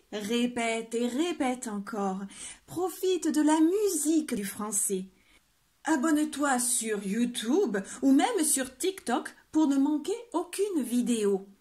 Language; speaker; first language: French; native; French